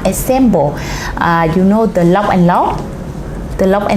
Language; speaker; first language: English; non-native, learner; Vietnamese